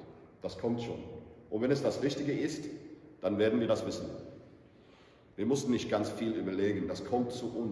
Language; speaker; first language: German; non-native, fluent; English